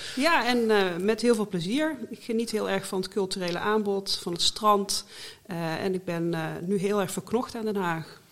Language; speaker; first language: Dutch; native; Dutch